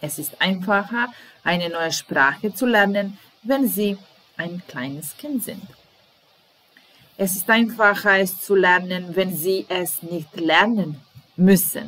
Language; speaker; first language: German; non-native, fluent; Serbian